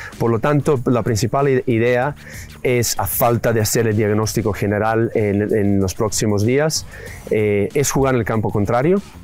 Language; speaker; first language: Spanish; non-native, fluent; Serbian